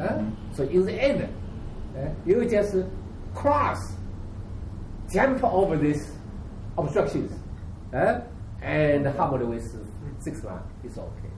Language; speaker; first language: English; non-native, learner; Chinese